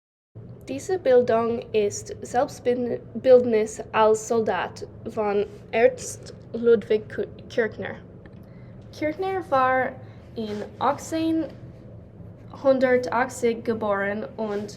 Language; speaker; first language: German; non-native, learner; English